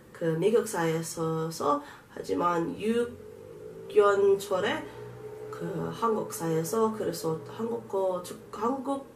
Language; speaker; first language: Korean; non-native, learner; English